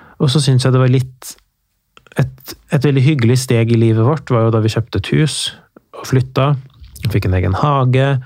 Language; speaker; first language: Norwegian; early bilingual, other home language; Persian